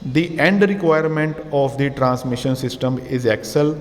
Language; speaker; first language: English; non-native, local second language; Punjabi